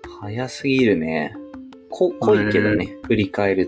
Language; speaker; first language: Japanese; native; Japanese